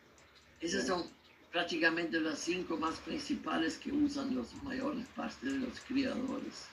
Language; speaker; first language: Spanish; non-native, learner; German